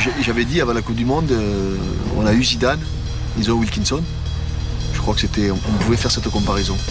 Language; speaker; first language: French; native; French